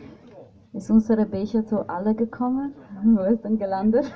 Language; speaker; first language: German; non-native, learner; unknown